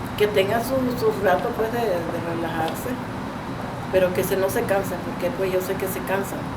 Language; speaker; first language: Spanish; native; Spanish